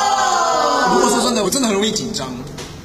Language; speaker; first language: Chinese; native; Chinese